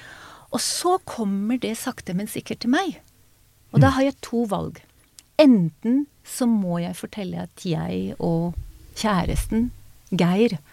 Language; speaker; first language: Norwegian; non-native, fluent; Hebrew